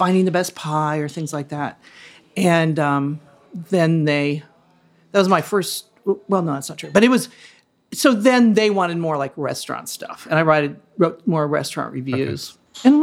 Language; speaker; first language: English; native; English